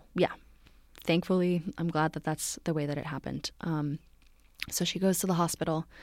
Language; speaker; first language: English; native; English